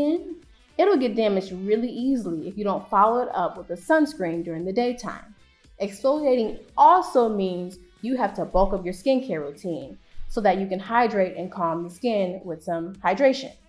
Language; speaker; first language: English; native; English